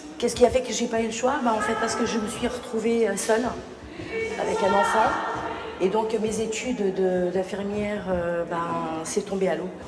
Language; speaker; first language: French; early bilingual, other home language; Portuguese